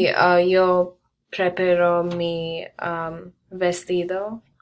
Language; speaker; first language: Spanish; non-native, learner; English